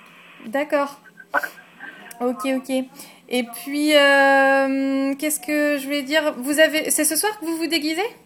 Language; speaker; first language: French; native; French